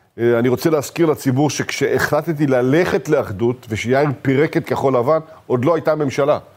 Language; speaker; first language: Hebrew; native; Hebrew